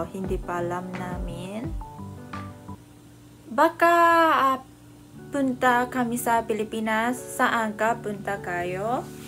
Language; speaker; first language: Filipino; non-native, learner; Japanese